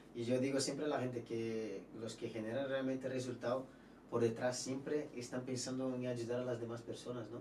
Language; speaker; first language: Spanish; non-native, fluent; Portuguese